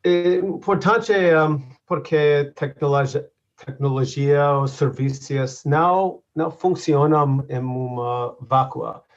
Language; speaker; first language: Portuguese; non-native, learner; English